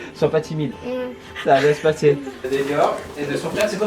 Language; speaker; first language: French; native; French